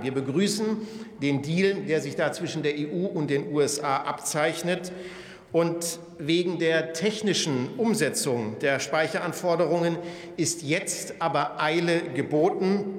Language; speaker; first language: German; native; German